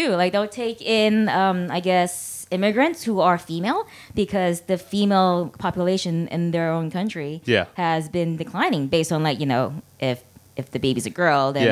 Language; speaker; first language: English; non-native, local second language; Cantonese